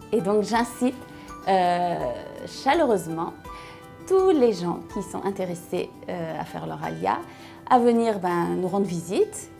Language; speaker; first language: French; native; French